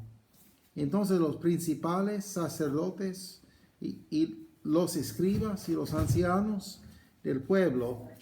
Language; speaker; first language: Spanish; non-native, fluent; English